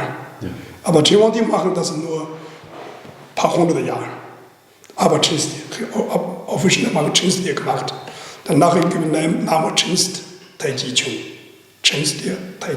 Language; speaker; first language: German; non-native, learner; Chinese